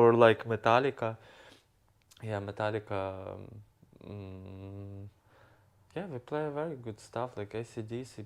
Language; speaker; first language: English; non-native, learner; Ukrainian